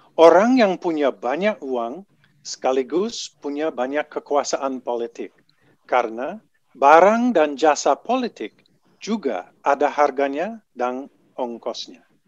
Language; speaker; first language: Indonesian; non-native, fluent; English